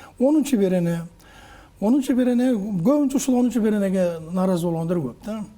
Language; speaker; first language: Kyrgyz; native; Kyrgyz